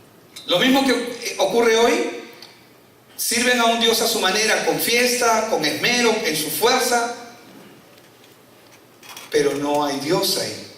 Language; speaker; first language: Spanish; native; Spanish